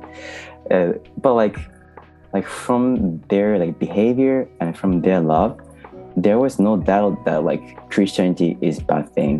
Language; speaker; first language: English; non-native, learner; Japanese